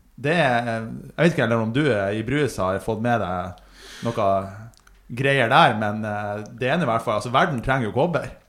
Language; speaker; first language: Norwegian; native; Norwegian